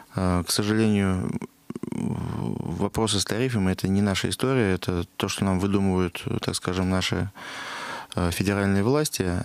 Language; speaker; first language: Russian; native; Russian